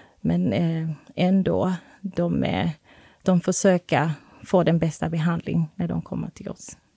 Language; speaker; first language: Swedish; non-native, fluent; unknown